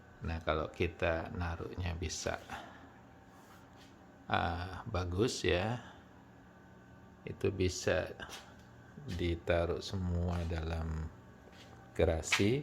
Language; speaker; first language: Indonesian; native; Indonesian